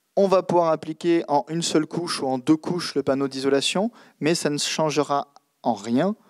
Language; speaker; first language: French; native; French